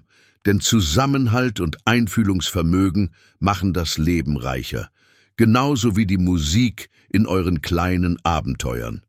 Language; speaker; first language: German; native; German